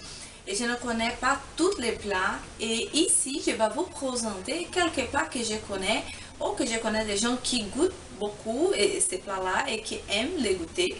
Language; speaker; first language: French; non-native, fluent; Portuguese